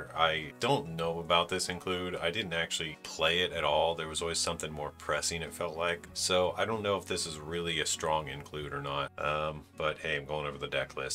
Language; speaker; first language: English; native; English